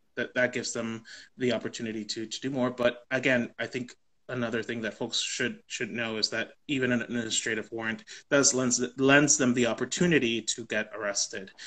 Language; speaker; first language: English; native; English